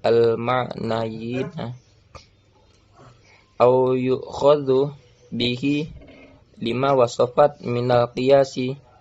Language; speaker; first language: Arabic; non-native, learner; Indonesian